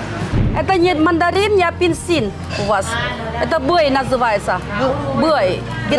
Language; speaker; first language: Russian; non-native, learner; Vietnamese